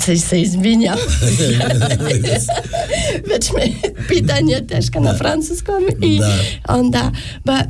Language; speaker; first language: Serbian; non-native, learner; French